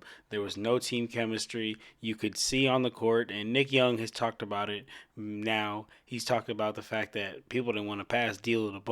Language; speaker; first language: English; native; English